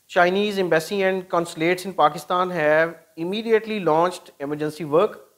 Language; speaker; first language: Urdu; non-native, local second language; Punjabi